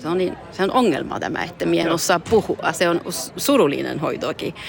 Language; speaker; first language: Finnish; non-native, learner; Swedish